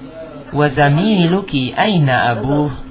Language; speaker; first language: Arabic; non-native, fluent; Indonesian